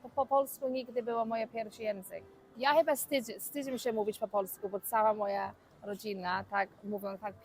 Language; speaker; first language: Polish; early bilingual, heritage; Polish